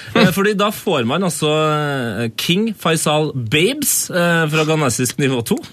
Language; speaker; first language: Norwegian; non-native, fluent; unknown